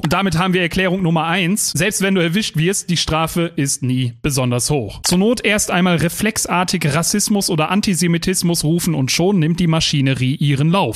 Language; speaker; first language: German; native; German